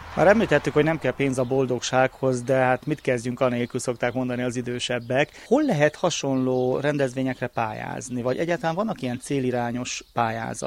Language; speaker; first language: Hungarian; native; Hungarian